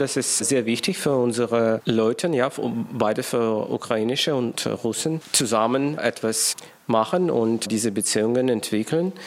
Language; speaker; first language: German; non-native, learner; Russian